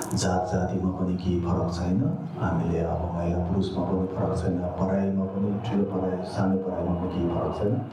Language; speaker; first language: Nepali; non-native, local second language; Tibetan